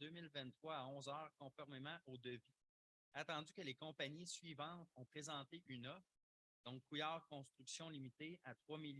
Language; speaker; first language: French; native; French